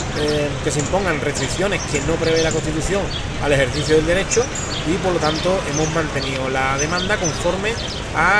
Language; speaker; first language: Spanish; native; Spanish